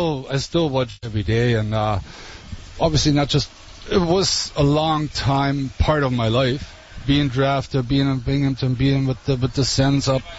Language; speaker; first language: English; non-native, fluent; German